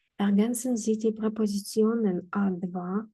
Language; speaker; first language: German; non-native, fluent; Ukrainian